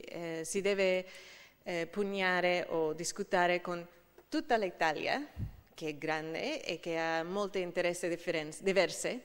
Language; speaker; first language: Italian; non-native, fluent; English